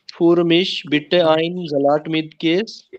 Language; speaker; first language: German; non-native, learner; Hindi